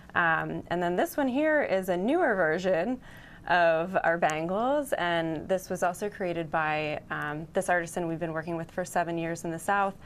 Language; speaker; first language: English; native; English